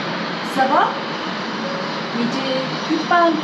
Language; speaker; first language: French; non-native, learner; Arabic